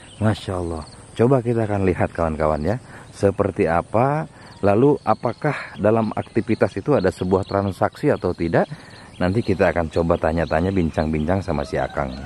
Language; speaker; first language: Indonesian; non-native, local second language; Sundanese